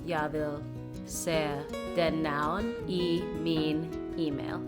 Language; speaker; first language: Danish; non-native, learner; English